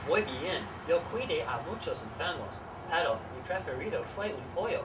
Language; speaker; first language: Spanish; non-native, learner; English